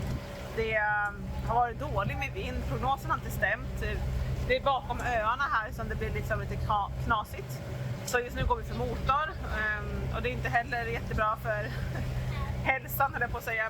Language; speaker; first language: Swedish; native; Swedish